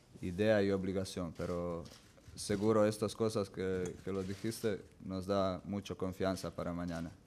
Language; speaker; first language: Spanish; non-native, learner; Croatian